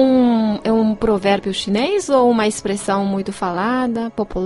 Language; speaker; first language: Portuguese; non-native, fluent; Chinese